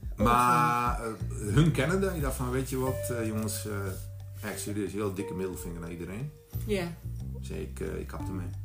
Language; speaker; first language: Dutch; non-native, fluent; Bosnian